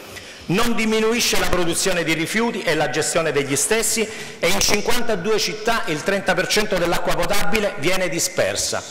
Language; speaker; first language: Italian; native; Italian